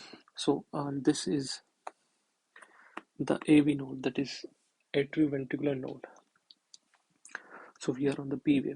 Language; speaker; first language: English; non-native, local second language; Hindi